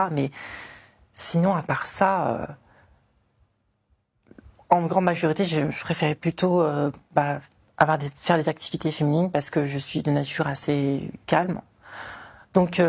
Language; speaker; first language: French; native; French